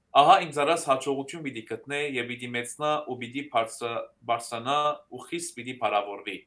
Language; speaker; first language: Armenian; early bilingual, heritage; Armenian